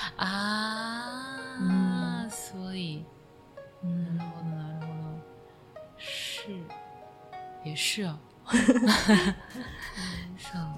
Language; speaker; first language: Chinese; non-native, learner; Japanese